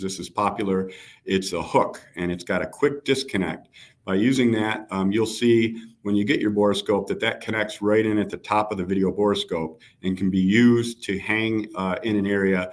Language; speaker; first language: English; native; English